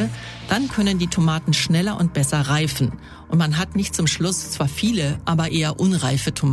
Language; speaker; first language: German; native; German